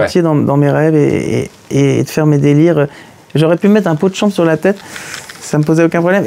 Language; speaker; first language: French; native; French